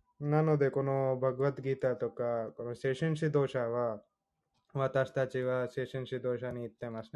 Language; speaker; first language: Japanese; non-native, fluent; Hindi